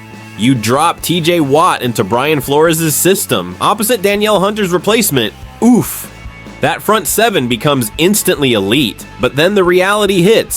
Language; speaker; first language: English; native; English